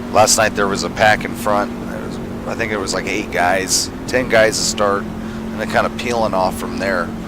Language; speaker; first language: English; native; English